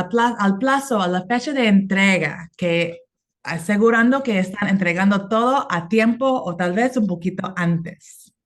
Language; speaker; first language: Spanish; non-native, fluent; English